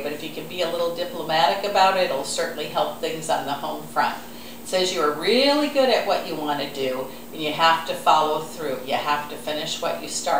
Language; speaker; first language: English; native; English